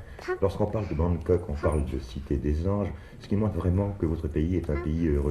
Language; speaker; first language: French; native; French